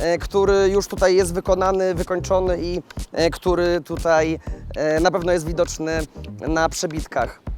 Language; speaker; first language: Polish; native; Polish